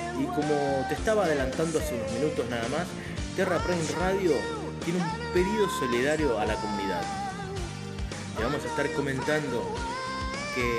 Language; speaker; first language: Spanish; native; Spanish